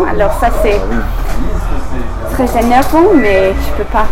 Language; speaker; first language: French; non-native, learner; English